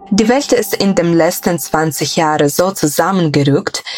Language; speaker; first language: German; non-native, fluent; Ukrainian